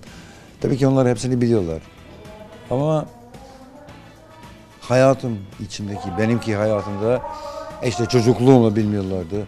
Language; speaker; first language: Turkish; non-native, fluent; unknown